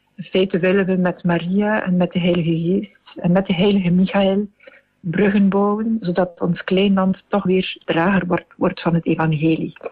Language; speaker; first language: Dutch; native; Dutch